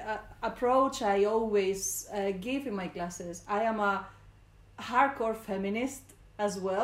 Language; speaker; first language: English; non-native, fluent; Spanish